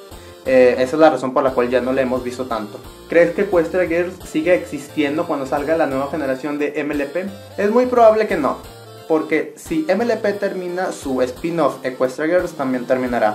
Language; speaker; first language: Spanish; native; Spanish